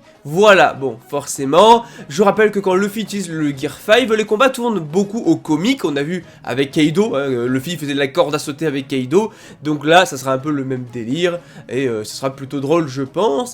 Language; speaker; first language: French; native; French